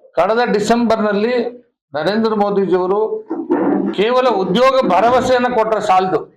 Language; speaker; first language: Kannada; native; Kannada